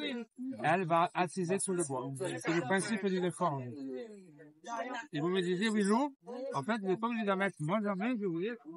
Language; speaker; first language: French; native; French